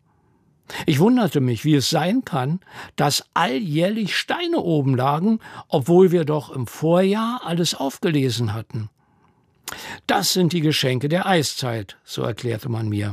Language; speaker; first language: German; native; German